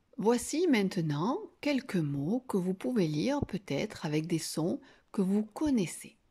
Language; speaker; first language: French; native; French